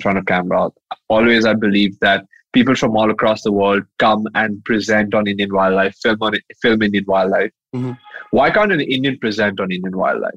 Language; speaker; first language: English; non-native, local second language; Hindi